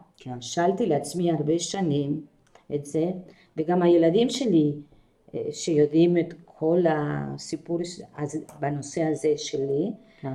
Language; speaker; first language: Hebrew; non-native, fluent; Spanish